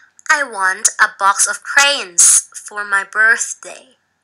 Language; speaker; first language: English; non-native, fluent; Thai